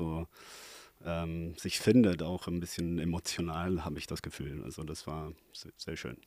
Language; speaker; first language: German; non-native, fluent; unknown